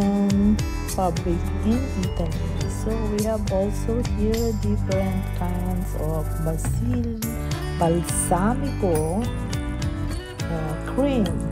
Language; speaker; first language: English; non-native, learner; Filipino